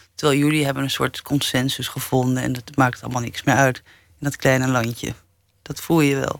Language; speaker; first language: Dutch; early bilingual, other home language; English